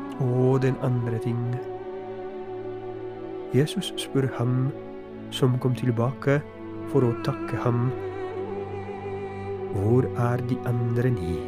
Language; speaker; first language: Norwegian; non-native, fluent; Polish